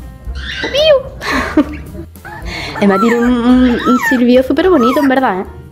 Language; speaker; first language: Spanish; native; Spanish